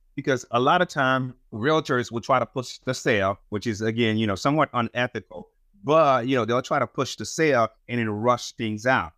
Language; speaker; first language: English; non-native, fluent; Haitian Creole